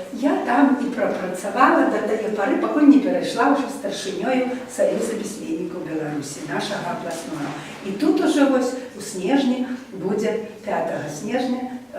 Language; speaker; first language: Belarusian; native; Belarusian